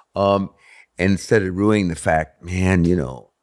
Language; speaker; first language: English; native; English